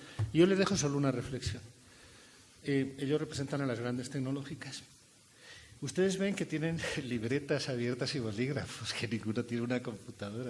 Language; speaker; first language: Spanish; native; Spanish